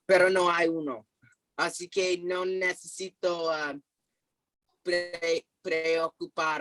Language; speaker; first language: Spanish; non-native, fluent; English